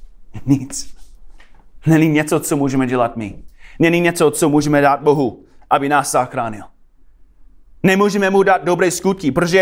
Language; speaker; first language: Czech; non-native, fluent; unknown